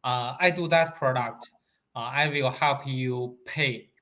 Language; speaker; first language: English; non-native, learner; Chinese